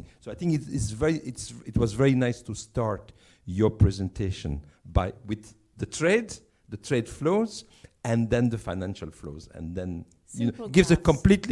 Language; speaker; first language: English; non-native, fluent; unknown